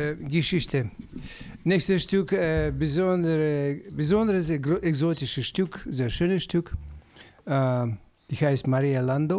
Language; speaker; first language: German; non-native, fluent; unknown